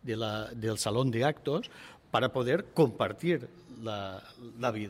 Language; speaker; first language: Spanish; native; Spanish